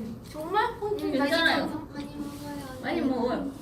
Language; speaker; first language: Korean; non-native, fluent; Japanese